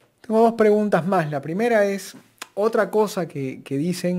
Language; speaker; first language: Spanish; native; Spanish